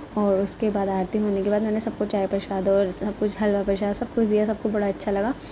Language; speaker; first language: Hindi; native; Hindi